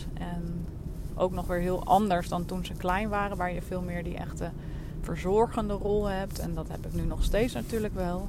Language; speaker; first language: Dutch; native; Dutch